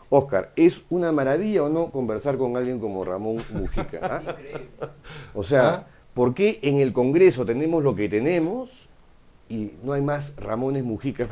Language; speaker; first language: Spanish; native; Spanish